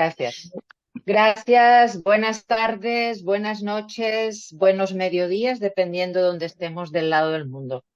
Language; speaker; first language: Spanish; native; Spanish